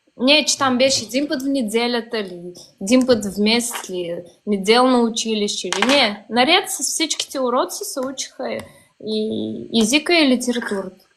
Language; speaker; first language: Bulgarian; early bilingual, heritage; Bulgarian